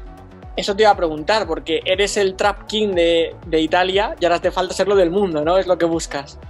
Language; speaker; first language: Spanish; native; Spanish